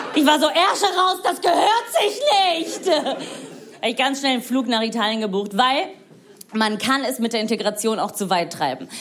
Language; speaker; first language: German; non-native, fluent; Italian